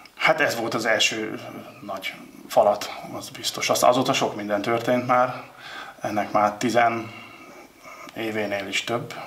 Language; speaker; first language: Hungarian; native; Hungarian